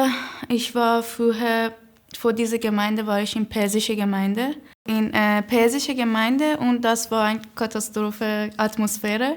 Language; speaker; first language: German; non-native, learner; Persian